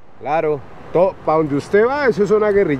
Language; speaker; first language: Spanish; native; Spanish